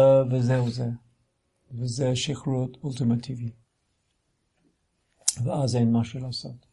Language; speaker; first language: Hebrew; non-native, fluent; English